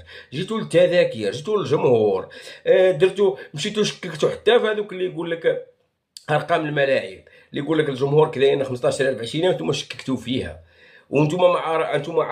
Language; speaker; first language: Arabic; native; Arabic